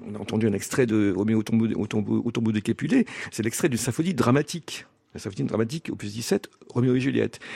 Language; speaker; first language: French; native; French